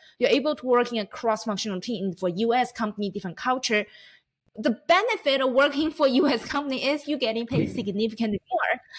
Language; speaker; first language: English; non-native, fluent; Chinese